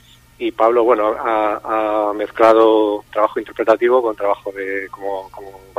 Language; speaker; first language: Spanish; native; Spanish